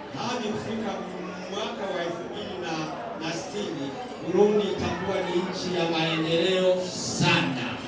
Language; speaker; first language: Swahili; non-native, local second language; Rundi